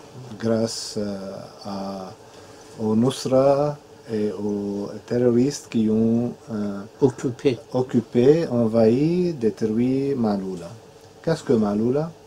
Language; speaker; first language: French; non-native, fluent; Arabic